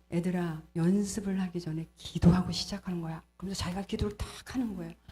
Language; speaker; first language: Korean; native; Korean